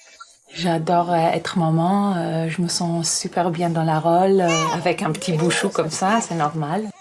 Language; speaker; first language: French; non-native, fluent; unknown